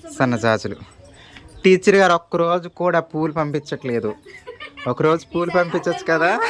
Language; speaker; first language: Telugu; native; Telugu